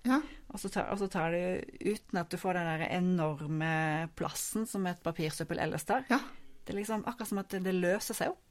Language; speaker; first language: Norwegian; native; Norwegian